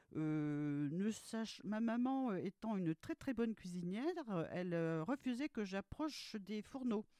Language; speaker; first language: French; early bilingual, other home language; Portuguese